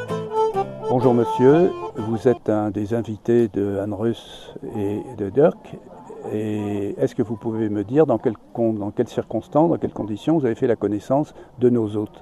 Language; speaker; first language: French; native; French